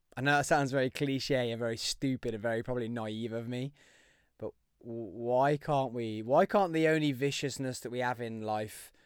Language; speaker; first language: English; native; English